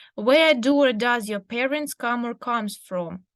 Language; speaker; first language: English; non-native, fluent; Ukrainian